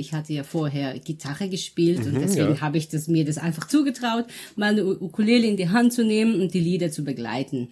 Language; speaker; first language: German; early bilingual, other home language; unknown